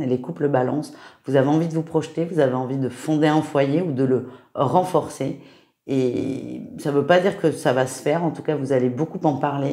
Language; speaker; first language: French; native; French